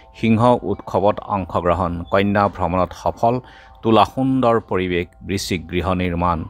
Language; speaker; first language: Assamese; native; Assamese